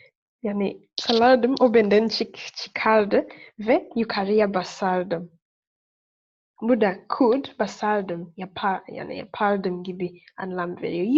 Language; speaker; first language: Turkish; non-native, learner; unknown